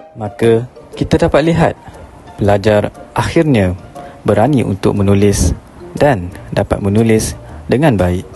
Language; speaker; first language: Malay; native; Malay